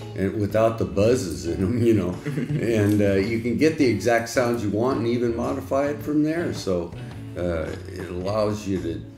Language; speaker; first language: English; native; English